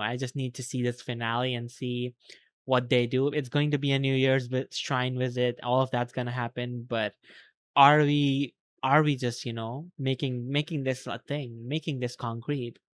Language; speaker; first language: English; native; English